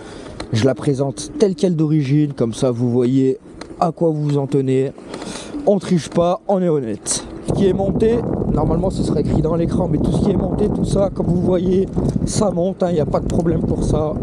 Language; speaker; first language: French; native; French